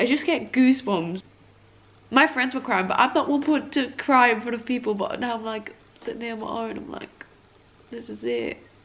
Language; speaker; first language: English; early bilingual, heritage; English